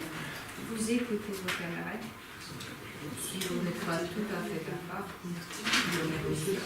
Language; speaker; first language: French; non-native, fluent; Ukrainian